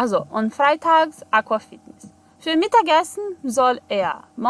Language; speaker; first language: German; non-native, fluent; Portuguese